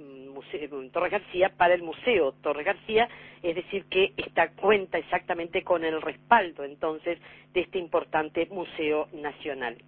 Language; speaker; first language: Spanish; native; Spanish